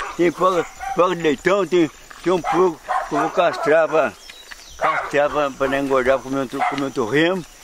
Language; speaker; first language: Portuguese; native; Portuguese